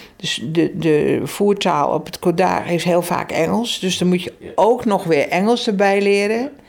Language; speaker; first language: Dutch; native; Dutch